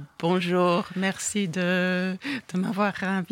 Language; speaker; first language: French; non-native, fluent; English